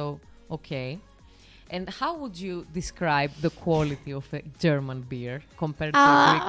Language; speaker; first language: English; non-native, fluent; Greek